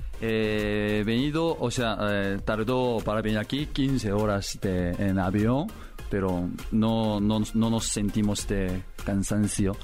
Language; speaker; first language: Spanish; non-native, learner; Korean